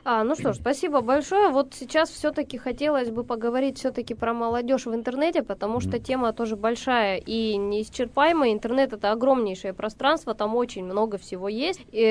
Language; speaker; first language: Russian; native; Russian